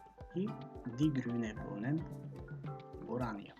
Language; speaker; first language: German; non-native, fluent; Macedonian